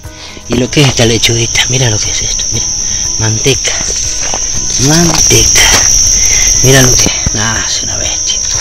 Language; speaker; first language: Spanish; native; Spanish